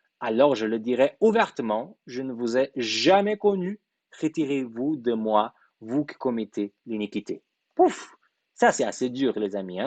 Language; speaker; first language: French; non-native, fluent; Portuguese